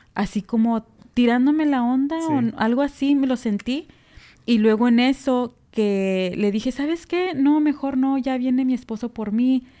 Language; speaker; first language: Spanish; early bilingual, heritage; Spanish